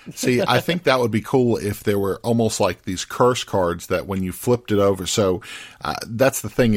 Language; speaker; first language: English; native; English